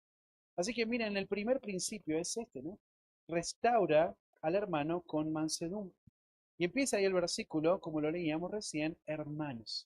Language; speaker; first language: Spanish; native; Spanish